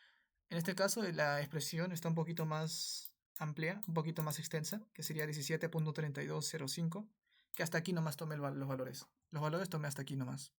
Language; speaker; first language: Spanish; native; Spanish